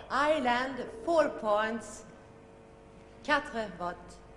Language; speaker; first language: English; non-native, fluent; Swedish